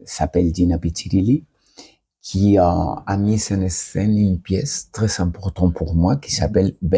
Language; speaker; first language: French; non-native, learner; Spanish